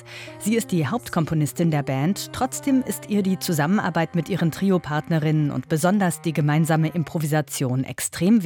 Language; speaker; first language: German; native; German